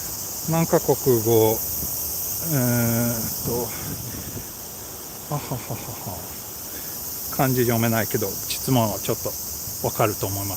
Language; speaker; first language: Japanese; non-native, learner; Swedish